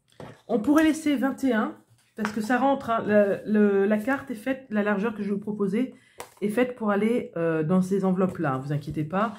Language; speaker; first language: French; native; French